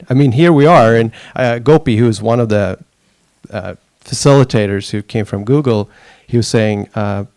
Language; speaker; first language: English; non-native, fluent; Swedish